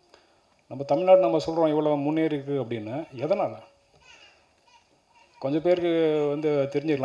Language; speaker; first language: Tamil; native; Tamil